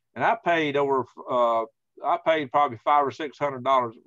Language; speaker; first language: English; native; English